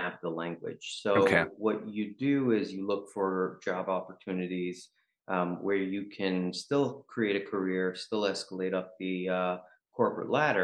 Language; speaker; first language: English; native; English